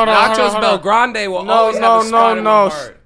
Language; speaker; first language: English; native; English